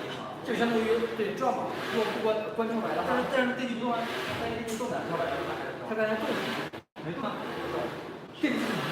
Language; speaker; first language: Chinese; native; Chinese